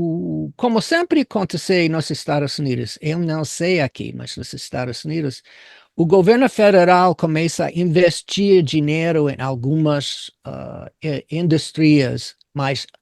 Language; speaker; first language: Portuguese; non-native, fluent; English